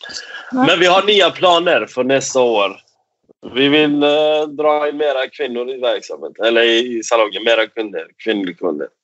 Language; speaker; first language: Swedish; non-native, fluent; Persian